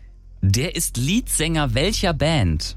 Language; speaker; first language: German; native; German